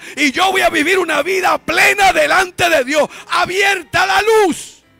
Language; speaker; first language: Spanish; native; Spanish